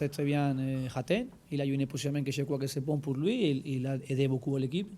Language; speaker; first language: French; non-native, learner; Spanish